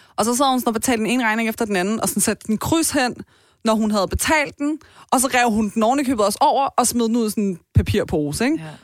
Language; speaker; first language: Danish; early bilingual, other home language; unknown